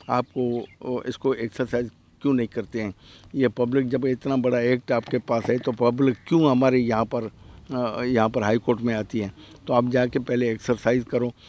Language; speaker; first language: Urdu; non-native, local second language; Baluchi